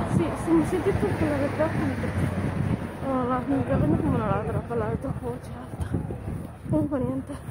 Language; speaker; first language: Italian; native; Italian